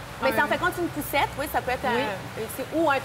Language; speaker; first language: French; native; French